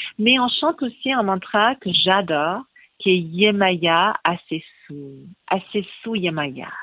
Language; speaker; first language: French; non-native, fluent; English